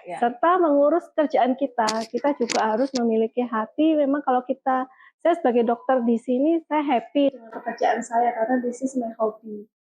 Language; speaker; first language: Indonesian; native; Indonesian